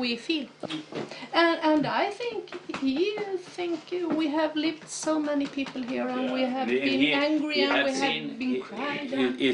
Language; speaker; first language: English; non-native, fluent; Swedish